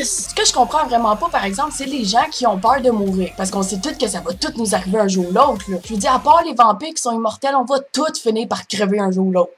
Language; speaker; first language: French; native; French